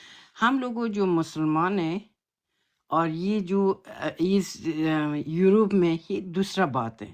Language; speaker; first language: Hindi; non-native, learner; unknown